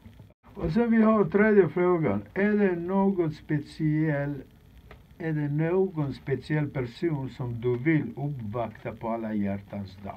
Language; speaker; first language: Swedish; non-native, fluent; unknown